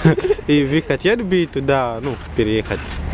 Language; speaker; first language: Russian; non-native, learner; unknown